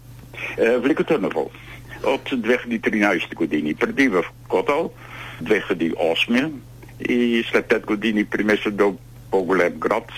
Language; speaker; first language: Bulgarian; non-native, learner; Dutch